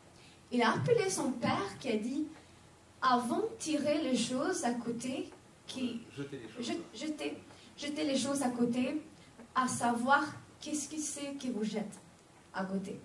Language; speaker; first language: French; non-native, fluent; Swedish